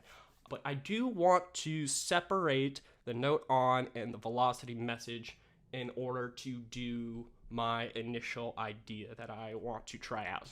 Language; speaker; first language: English; native; English